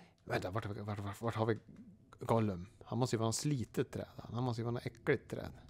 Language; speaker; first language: Swedish; native; Swedish